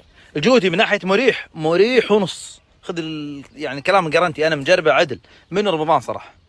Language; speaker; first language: Arabic; native; Arabic